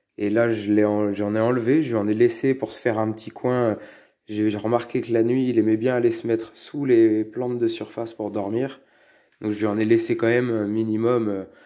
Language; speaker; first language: French; native; French